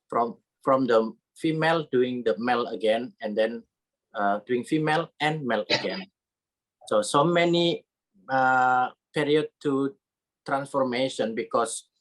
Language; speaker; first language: English; non-native, learner; Indonesian